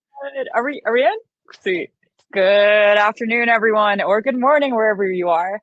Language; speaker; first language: English; native; English